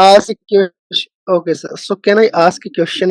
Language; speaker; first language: English; non-native, learner; Hindi